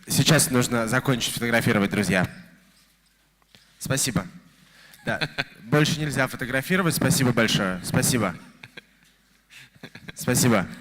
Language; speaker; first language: Russian; native; Russian